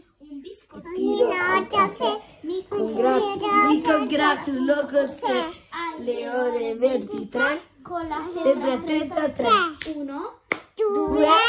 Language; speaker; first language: Italian; native; Italian